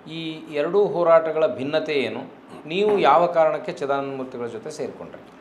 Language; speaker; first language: Kannada; native; Kannada